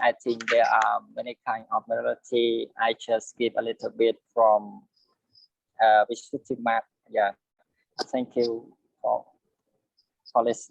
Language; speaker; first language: English; non-native, learner; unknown